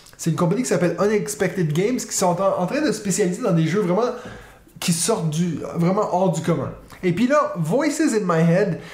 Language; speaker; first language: French; native; French